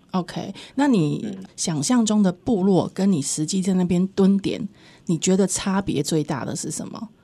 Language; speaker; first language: Chinese; native; Chinese